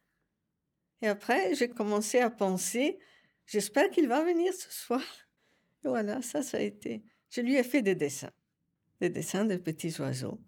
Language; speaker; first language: French; non-native, fluent; Italian